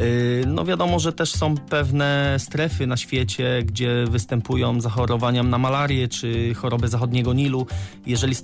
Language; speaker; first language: Polish; native; Polish